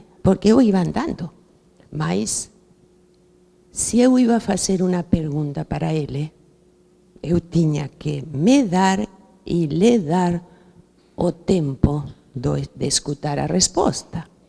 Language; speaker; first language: Portuguese; non-native, fluent; Spanish